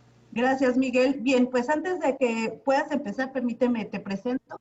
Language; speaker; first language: Spanish; native; Spanish